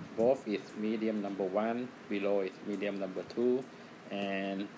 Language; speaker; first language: English; non-native, fluent; Thai